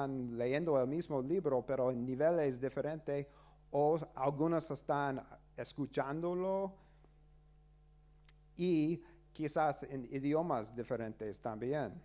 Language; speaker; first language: Spanish; non-native, learner; English